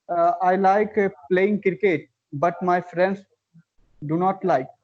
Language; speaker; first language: English; non-native, learner; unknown